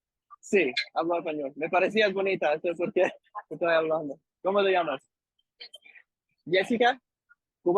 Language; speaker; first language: Spanish; early bilingual, heritage; Spanish